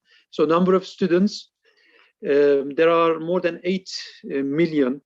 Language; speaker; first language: English; non-native, fluent; Turkish